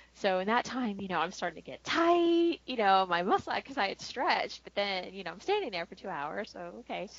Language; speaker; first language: English; native; English